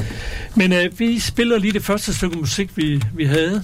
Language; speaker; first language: Danish; native; Danish